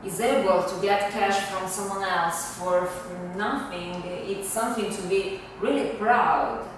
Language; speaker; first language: English; non-native, fluent; Italian